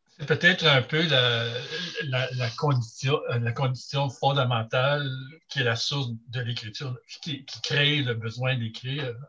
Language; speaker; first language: French; native; French